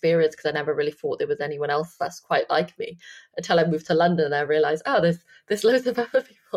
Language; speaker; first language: English; native; English